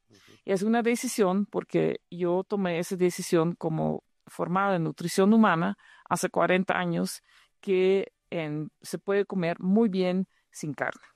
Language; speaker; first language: Spanish; non-native, fluent; Dutch